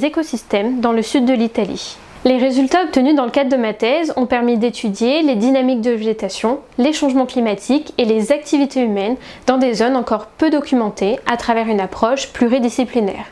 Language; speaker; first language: French; native; French